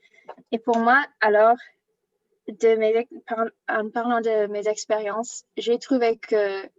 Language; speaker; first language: French; non-native, learner; English